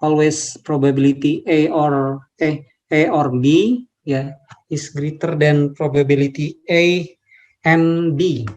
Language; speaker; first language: English; non-native, learner; Indonesian